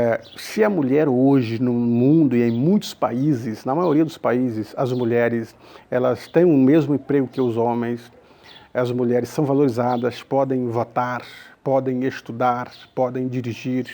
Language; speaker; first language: Portuguese; native; Portuguese